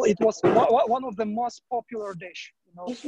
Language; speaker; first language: English; non-native, learner; Ukrainian